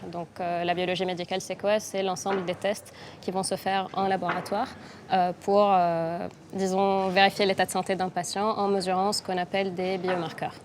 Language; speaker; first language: French; non-native, local second language; Arabic